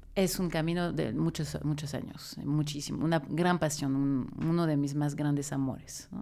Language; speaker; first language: Spanish; non-native, fluent; French